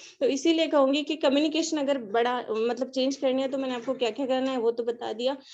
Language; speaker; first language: Hindi; non-native, local second language; Marathi